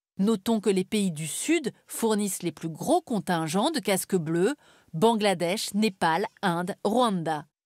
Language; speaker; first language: French; native; French